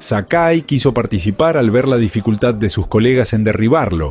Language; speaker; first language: Spanish; native; Spanish